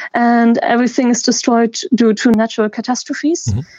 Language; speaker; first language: English; non-native, fluent; German